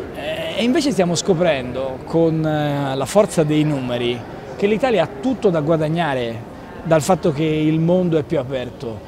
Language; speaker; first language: Italian; native; Italian